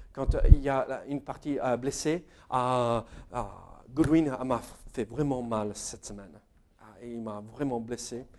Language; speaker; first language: French; non-native, fluent; English